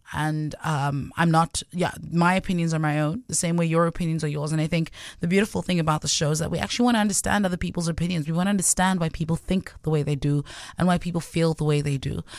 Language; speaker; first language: English; non-native, local second language; Southern Sotho